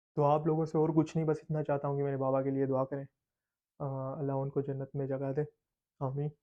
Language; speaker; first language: Urdu; native; Urdu